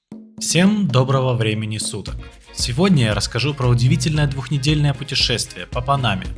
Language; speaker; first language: Russian; native; Russian